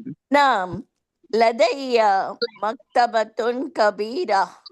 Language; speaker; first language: Arabic; non-native, learner; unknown